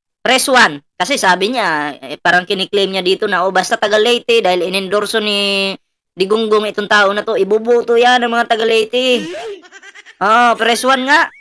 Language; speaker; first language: Filipino; non-native, local second language; Cebuano